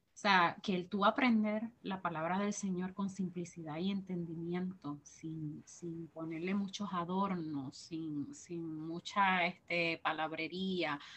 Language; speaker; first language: Spanish; native; Spanish